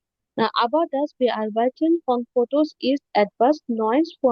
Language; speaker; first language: German; non-native, learner; Bangla